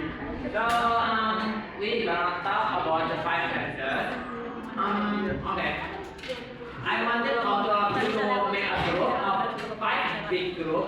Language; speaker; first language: English; non-native, learner; Indonesian